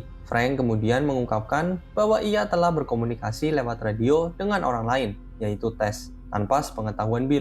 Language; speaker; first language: Indonesian; native; Indonesian